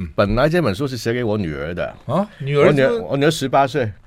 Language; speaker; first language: Chinese; non-native, local second language; Cantonese